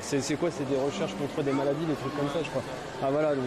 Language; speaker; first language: French; native; French